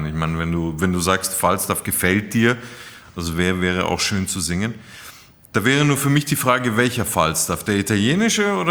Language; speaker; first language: German; native; German